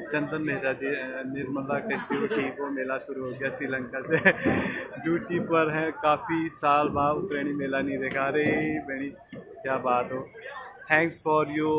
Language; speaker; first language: Hindi; native; Hindi